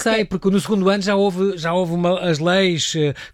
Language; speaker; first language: Portuguese; native; Portuguese